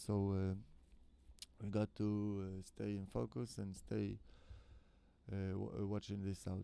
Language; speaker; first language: English; non-native, fluent; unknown